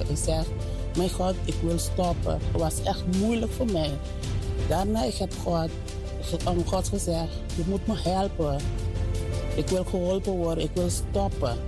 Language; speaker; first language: Dutch; non-native, learner; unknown